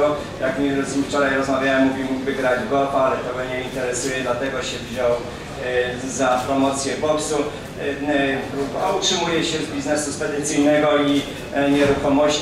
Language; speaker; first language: Polish; native; Polish